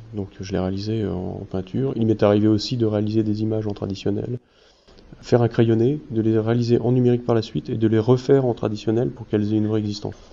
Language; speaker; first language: French; native; French